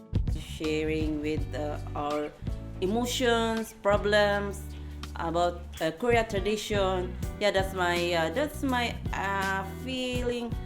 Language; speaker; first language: English; non-native, local second language; Filipino